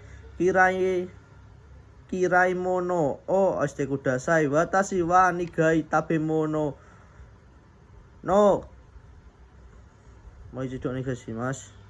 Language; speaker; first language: Japanese; non-native, learner; Indonesian